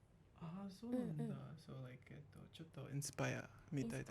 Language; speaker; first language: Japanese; non-native, learner; English